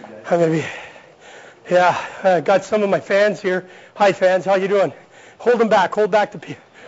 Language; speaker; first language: English; native; English